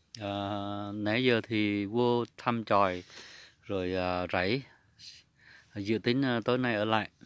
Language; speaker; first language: Vietnamese; native; Vietnamese